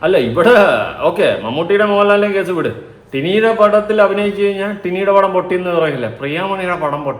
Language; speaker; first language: Malayalam; native; Malayalam